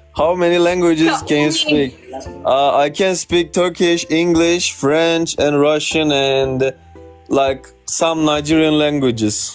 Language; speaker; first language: English; non-native, fluent; Turkish